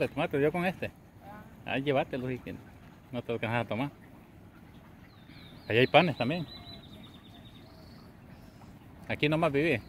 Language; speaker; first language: Spanish; native; Spanish